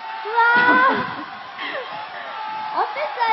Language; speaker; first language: Chinese; non-native, learner; Korean